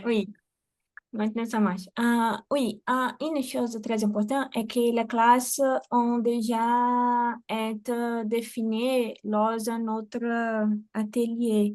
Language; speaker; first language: French; non-native, fluent; Portuguese